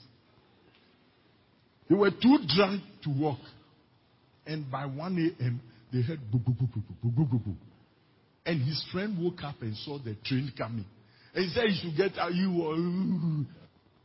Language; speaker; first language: English; non-native, local second language; Ewe